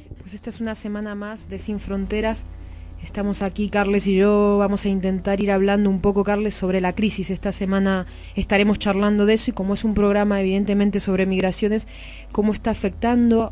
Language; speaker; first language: Spanish; native; Spanish